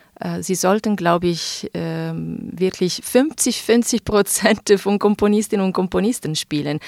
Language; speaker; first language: German; non-native, fluent; Italian